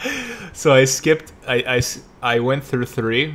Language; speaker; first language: English; native; English